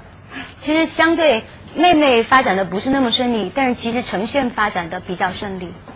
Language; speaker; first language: Chinese; native; Chinese